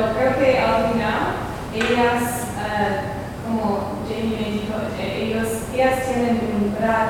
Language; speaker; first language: Spanish; non-native, learner; English